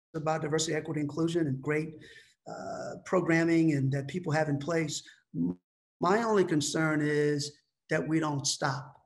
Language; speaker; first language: English; native; English